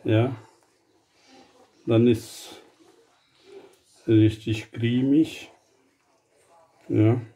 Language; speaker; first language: German; non-native, fluent; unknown